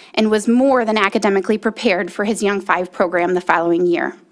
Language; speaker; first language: English; native; English